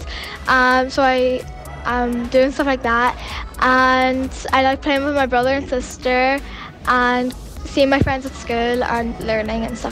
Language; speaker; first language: English; native; English